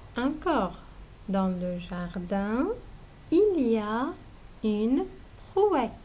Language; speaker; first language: French; non-native, fluent; Arabic